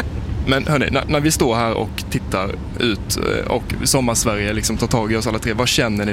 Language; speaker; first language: Swedish; native; Swedish